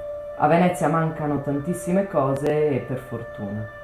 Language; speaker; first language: Italian; native; Italian